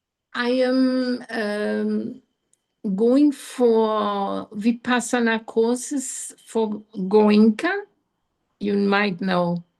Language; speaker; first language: English; non-native, learner; German